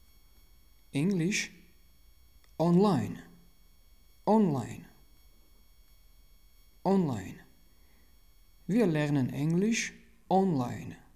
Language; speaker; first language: German; non-native, learner; Tajik